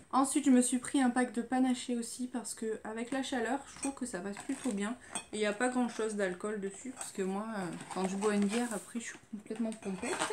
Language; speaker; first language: French; native; French